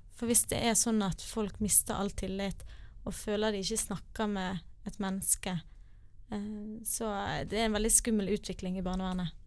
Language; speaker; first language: Norwegian; native; Norwegian